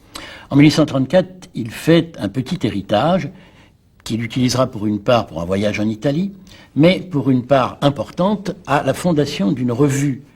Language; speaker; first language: French; native; French